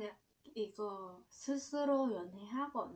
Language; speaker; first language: Korean; non-native, learner; Vietnamese